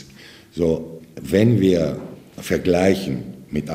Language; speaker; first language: German; non-native, fluent; Greek